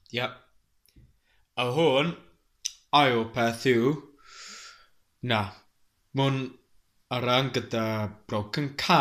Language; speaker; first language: Welsh; non-native, learner; English